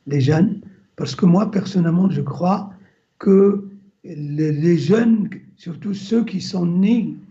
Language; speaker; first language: French; non-native, local second language; Arabic